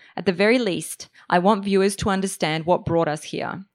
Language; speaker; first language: English; native; English